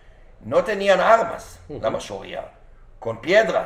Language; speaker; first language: Spanish; non-native, fluent; Hebrew